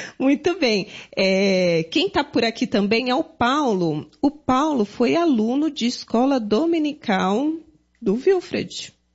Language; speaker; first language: Portuguese; native; Portuguese